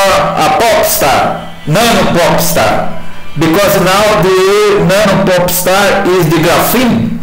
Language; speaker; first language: English; non-native, learner; Portuguese